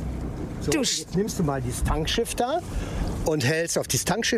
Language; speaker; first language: German; native; German